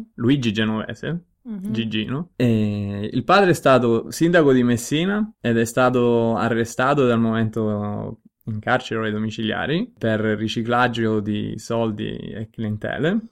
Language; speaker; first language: Italian; native; Italian